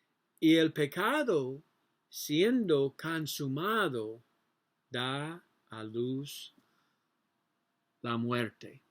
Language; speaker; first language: Spanish; non-native, learner; English